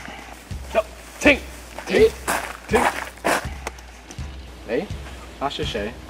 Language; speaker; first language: Chinese; non-native, learner; English